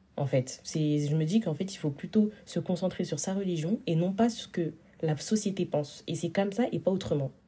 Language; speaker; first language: French; early bilingual, other home language; Wolof